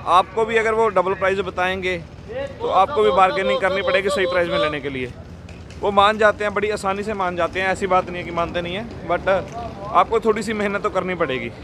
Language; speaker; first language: Hindi; non-native, local second language; Punjabi